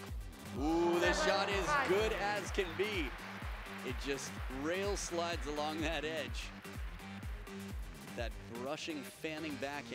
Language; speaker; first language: English; native; English